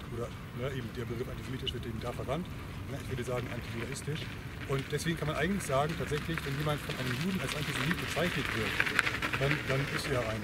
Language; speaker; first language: German; native; German